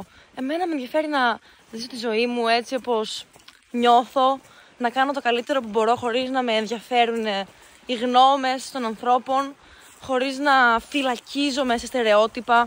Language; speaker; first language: Greek; native; Greek